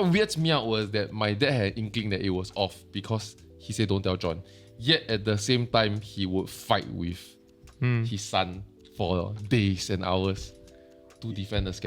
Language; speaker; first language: English; native; English